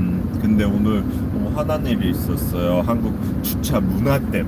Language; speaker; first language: Korean; non-native, fluent; English